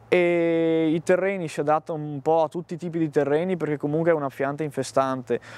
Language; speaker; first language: Italian; native; Italian